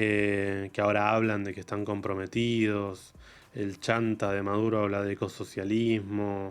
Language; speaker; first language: Spanish; native; Spanish